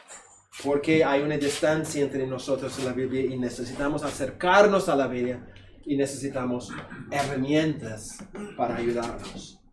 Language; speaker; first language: Spanish; non-native, fluent; English